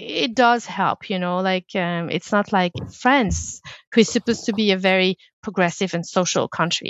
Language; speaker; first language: English; non-native, fluent; French